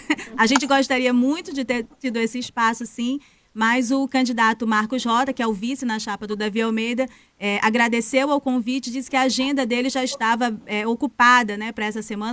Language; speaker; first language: Portuguese; native; Portuguese